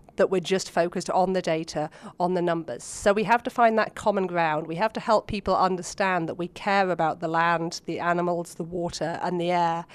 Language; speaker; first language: English; native; English